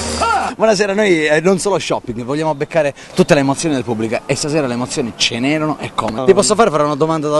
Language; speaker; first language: Italian; native; Italian